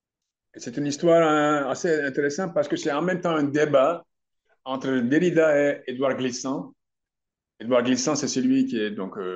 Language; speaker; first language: French; non-native, fluent; Turkish